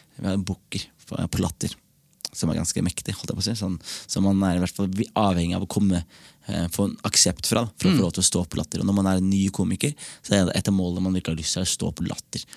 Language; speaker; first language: Norwegian; early bilingual, other home language; Somali